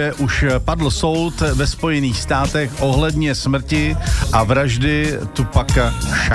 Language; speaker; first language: Czech; native; Czech